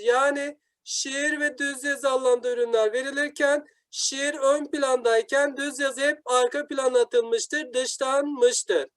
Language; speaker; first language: Turkish; native; Turkish